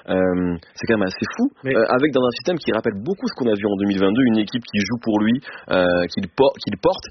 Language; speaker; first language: French; native; French